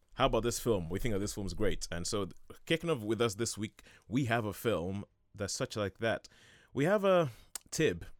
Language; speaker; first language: English; non-native, local second language; Yoruba